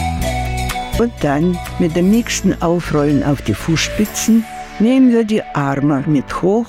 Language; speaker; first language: German; non-native, fluent; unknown